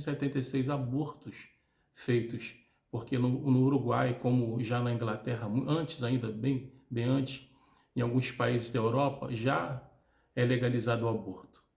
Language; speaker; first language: Portuguese; native; Portuguese